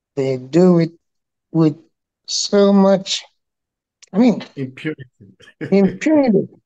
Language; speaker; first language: English; non-native, local second language; Igbo